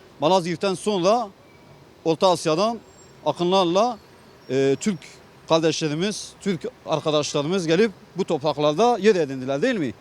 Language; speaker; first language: Turkish; non-native, local second language; Kurdish